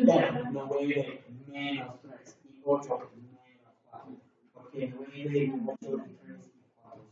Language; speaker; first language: Spanish; non-native, learner; English